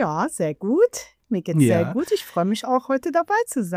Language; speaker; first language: German; non-native, fluent; Persian